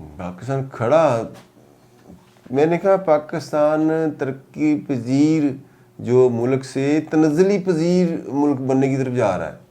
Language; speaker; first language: Urdu; non-native, local second language; Punjabi